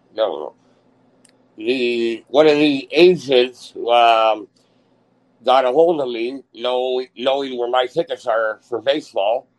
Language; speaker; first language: English; native; English